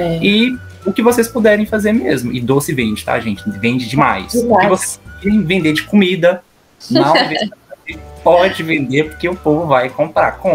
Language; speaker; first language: Portuguese; native; Portuguese